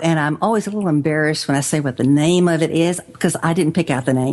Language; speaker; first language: English; native; English